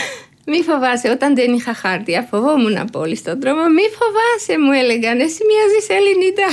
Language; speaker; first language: Greek; non-native, learner; Georgian